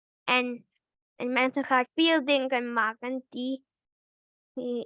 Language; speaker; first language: Dutch; early bilingual, other home language; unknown